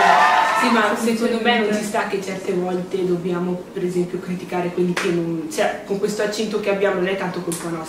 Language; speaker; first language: Italian; early bilingual, other home language; English